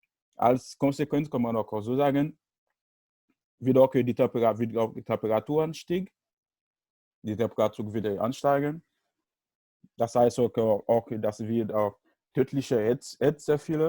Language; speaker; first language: German; non-native, learner; Haitian Creole